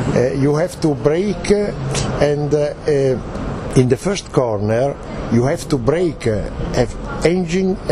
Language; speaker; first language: English; non-native, learner; Italian